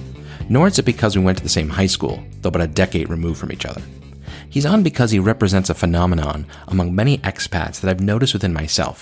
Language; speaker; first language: English; native; English